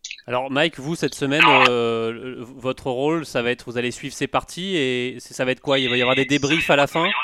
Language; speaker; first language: French; native; French